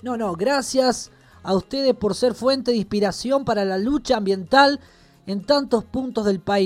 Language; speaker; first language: Spanish; native; Spanish